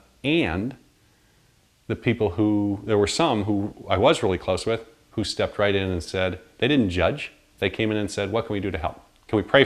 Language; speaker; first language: English; native; English